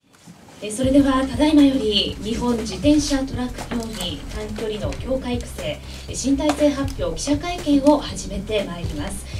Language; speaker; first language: Japanese; native; Japanese